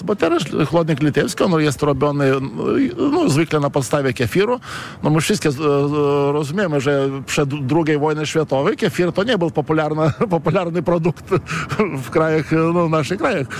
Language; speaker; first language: Polish; non-native, fluent; Lithuanian